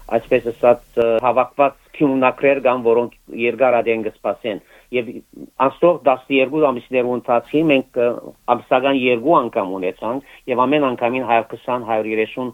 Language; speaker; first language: Armenian; native; Armenian